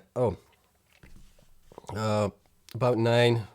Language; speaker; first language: English; native; English